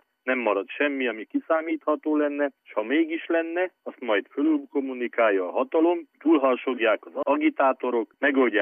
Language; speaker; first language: Hungarian; native; Hungarian